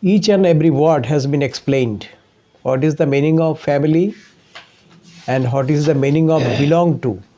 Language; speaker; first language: English; non-native, local second language; Bangla